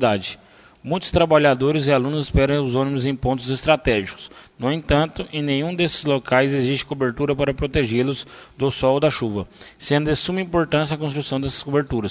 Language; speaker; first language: Portuguese; native; Portuguese